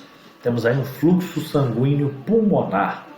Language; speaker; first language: Portuguese; native; Portuguese